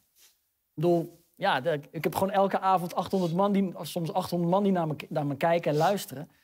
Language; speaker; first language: Dutch; early bilingual, other home language; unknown